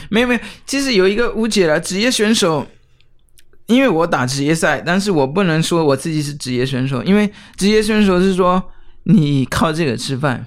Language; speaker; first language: Chinese; non-native, fluent; French